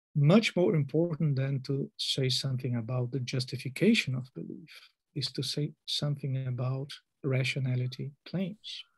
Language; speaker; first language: English; non-native, fluent; Portuguese